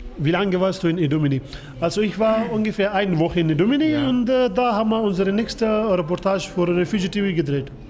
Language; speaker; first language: German; non-native, fluent; Persian